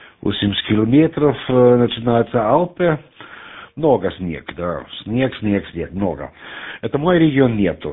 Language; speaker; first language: Russian; non-native, learner; German